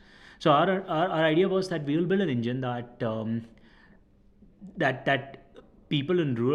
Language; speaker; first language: English; non-native, local second language; Hindi